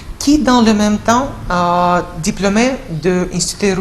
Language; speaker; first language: French; non-native, fluent; Russian